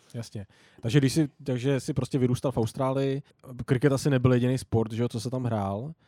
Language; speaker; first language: Czech; native; Czech